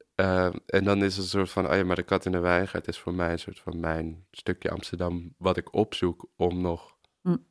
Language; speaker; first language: Dutch; native; Dutch